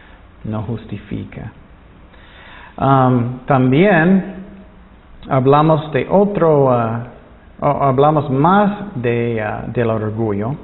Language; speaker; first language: Spanish; non-native, fluent; English